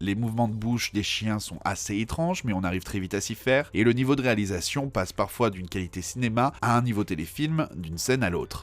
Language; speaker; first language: French; native; French